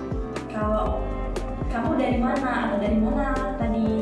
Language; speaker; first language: Indonesian; non-native, local second language; Balinese